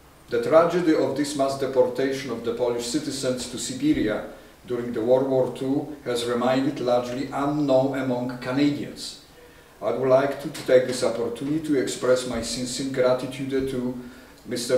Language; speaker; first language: English; non-native, fluent; Polish